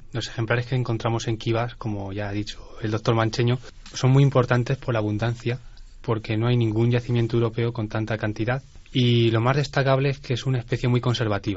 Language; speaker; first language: Spanish; native; Spanish